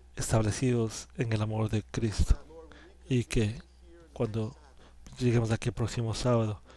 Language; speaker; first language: Spanish; non-native, learner; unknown